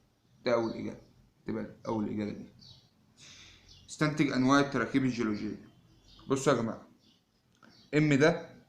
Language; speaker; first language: Arabic; native; Arabic